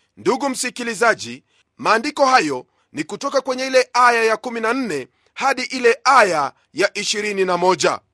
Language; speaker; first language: Swahili; non-native, local second language; Luyia